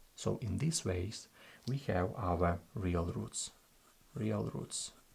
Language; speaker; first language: English; non-native, fluent; Russian